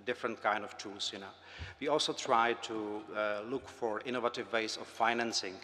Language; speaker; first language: English; non-native, fluent; Czech